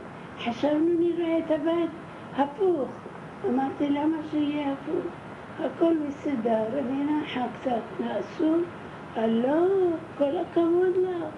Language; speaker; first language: Hebrew; non-native, fluent; Arabic